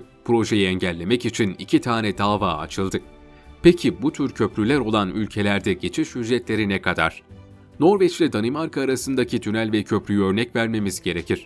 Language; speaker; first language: Turkish; native; Turkish